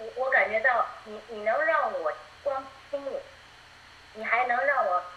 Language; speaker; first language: Chinese; early bilingual, other home language; English